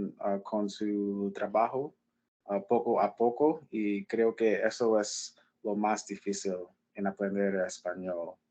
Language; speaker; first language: Spanish; non-native, learner; English